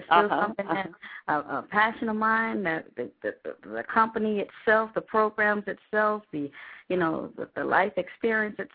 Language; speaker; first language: English; native; English